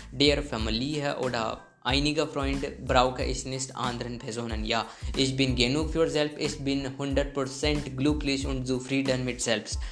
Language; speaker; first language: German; non-native, learner; Hindi